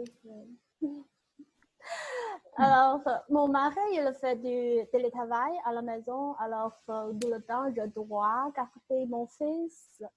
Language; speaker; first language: French; non-native, learner; Chinese